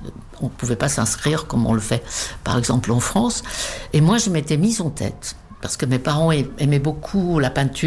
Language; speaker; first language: French; non-native, fluent; Czech